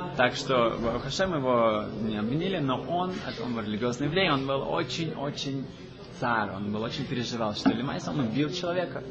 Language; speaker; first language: Russian; early bilingual, heritage; Russian